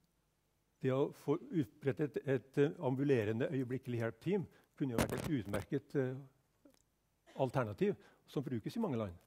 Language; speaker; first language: Norwegian; native; Norwegian